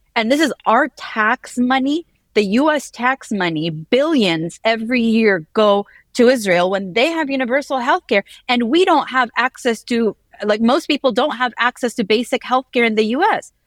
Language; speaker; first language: English; early bilingual, heritage; Arabic